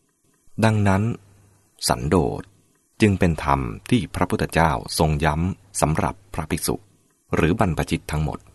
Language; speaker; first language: Thai; native; Thai